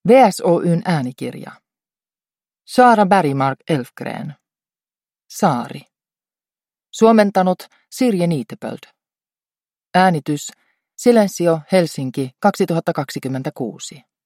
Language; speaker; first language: Finnish; native; Finnish